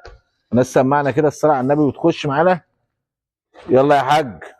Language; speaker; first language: Arabic; native; Arabic